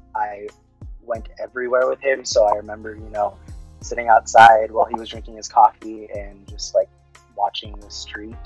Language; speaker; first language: English; early bilingual, other home language; Filipino